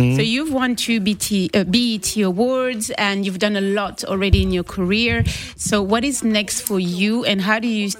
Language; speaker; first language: English; non-native, fluent; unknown